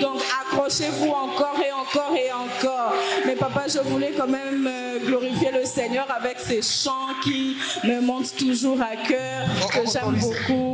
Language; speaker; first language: French; non-native, local second language; Lingala